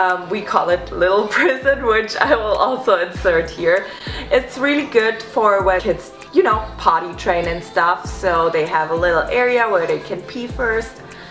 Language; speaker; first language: English; non-native, fluent; German